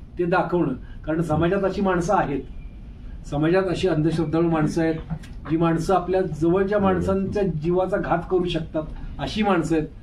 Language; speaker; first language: Marathi; native; Marathi